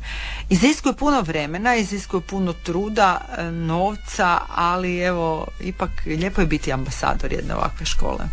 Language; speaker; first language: Serbian; native; Serbian